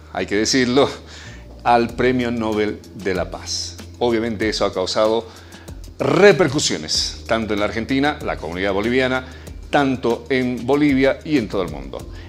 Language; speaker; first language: Spanish; native; Spanish